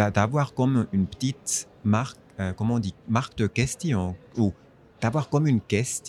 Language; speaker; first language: French; non-native, fluent; German